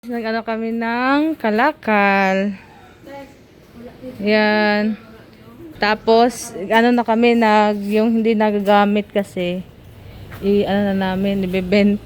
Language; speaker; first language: Filipino; non-native, local second language; Cebuano